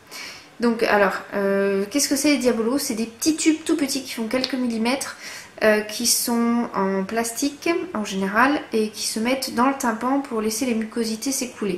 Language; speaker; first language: French; native; French